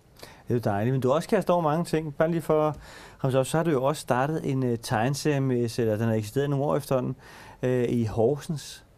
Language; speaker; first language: Danish; native; Danish